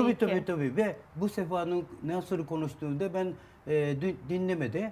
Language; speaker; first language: Turkish; non-native, learner; Japanese